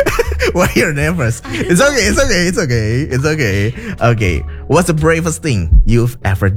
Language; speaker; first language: English; non-native, fluent; Indonesian